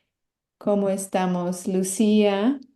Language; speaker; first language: Spanish; non-native, fluent; English